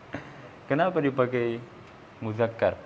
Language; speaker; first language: Indonesian; native; Indonesian